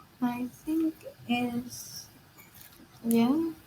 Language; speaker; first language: English; non-native, learner; Vietnamese